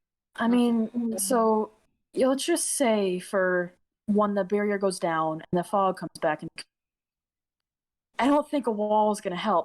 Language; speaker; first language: English; native; English